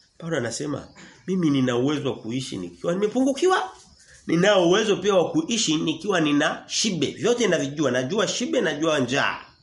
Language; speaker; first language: Swahili; native; Swahili